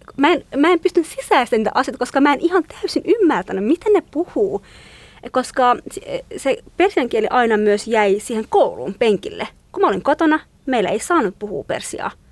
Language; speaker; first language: Finnish; non-native, fluent; Kurdish